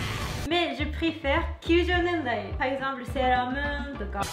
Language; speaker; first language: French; non-native, learner; Japanese